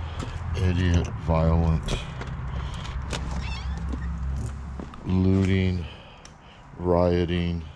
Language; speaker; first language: English; native; English